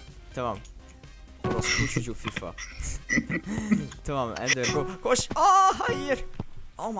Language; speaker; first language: Turkish; non-native, learner; English